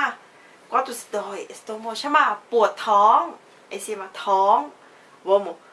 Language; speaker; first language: Portuguese; non-native, fluent; Thai